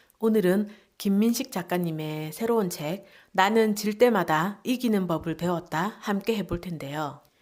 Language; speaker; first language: Korean; native; Korean